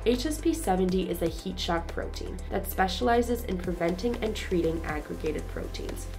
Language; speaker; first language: English; native; English